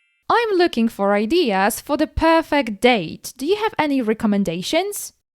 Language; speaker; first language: English; non-native, fluent; Polish